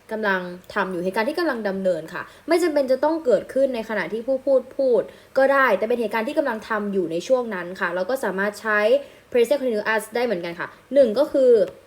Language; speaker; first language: Thai; native; Thai